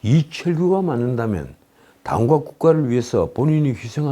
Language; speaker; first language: Korean; native; Korean